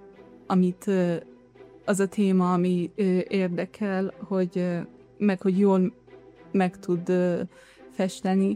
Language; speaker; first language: Hungarian; early bilingual, heritage; Hungarian